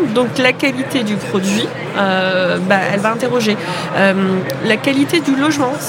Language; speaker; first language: French; native; French